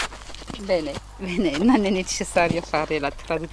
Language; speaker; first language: Italian; early bilingual, heritage; French